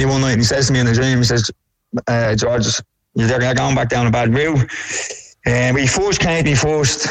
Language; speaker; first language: English; native; English